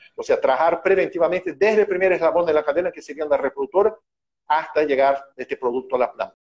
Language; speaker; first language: Spanish; non-native, fluent; Portuguese